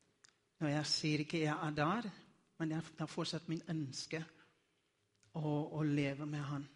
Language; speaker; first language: Norwegian; non-native, learner; Afrikaans